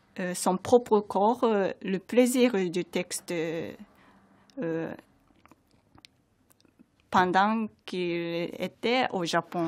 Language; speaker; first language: French; non-native, fluent; Japanese